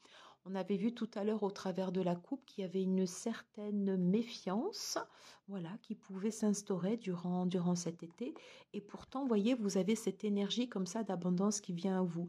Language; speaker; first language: French; native; French